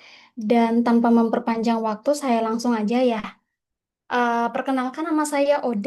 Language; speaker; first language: Indonesian; native; Indonesian